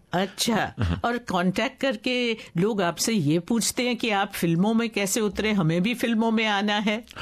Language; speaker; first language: Hindi; native; Hindi